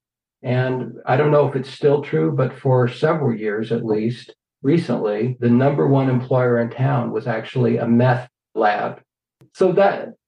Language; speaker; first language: English; native; English